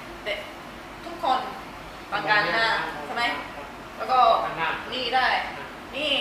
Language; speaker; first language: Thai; non-native, learner; English